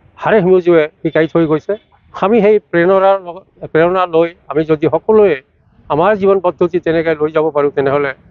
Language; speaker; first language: Assamese; native; Assamese